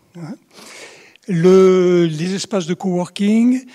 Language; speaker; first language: French; native; French